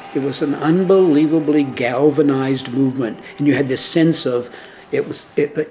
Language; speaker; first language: English; native; English